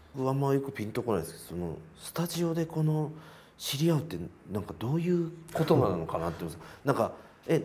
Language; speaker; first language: Japanese; native; Japanese